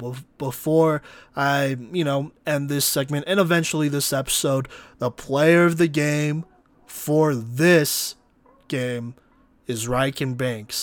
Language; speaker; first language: English; native; English